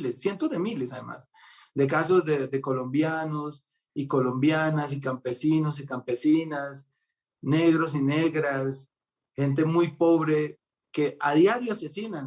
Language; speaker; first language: Spanish; native; Spanish